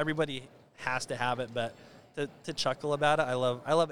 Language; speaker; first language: English; native; English